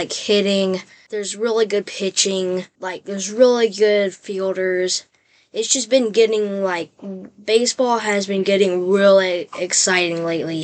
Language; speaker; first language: English; native; English